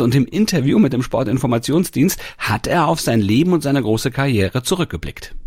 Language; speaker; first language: German; native; German